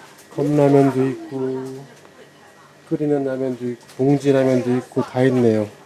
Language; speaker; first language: Korean; native; Korean